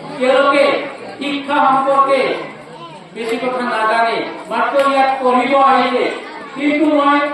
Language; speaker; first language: Assamese; native; Assamese